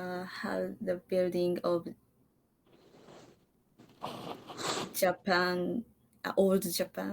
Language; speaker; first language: English; non-native, learner; Japanese